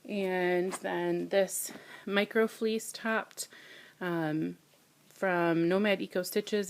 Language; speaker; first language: English; native; English